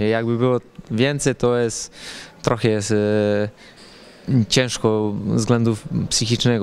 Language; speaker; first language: Polish; non-native, learner; Serbian